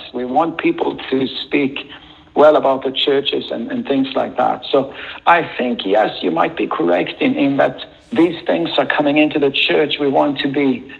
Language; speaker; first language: English; non-native, fluent; Swedish